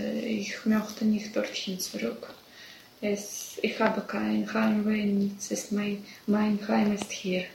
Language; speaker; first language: German; non-native, learner; Russian